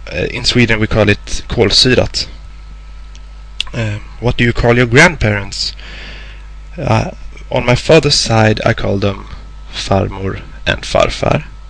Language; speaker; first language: English; non-native, fluent; Swedish